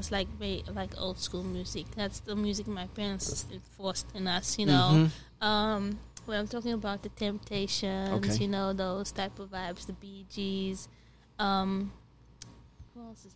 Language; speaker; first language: English; non-native, local second language; Dutch